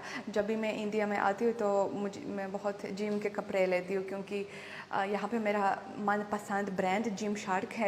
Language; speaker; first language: Hindi; non-native, fluent; Russian